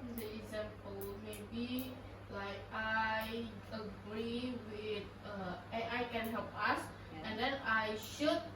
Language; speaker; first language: English; non-native, learner; Indonesian